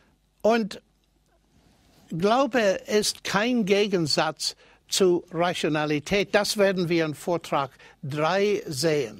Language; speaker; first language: German; non-native, fluent; English